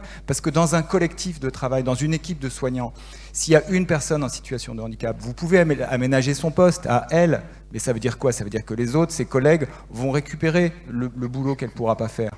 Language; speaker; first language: French; native; French